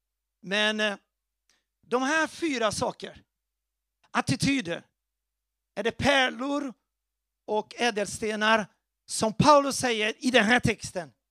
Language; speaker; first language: Swedish; non-native, fluent; Portuguese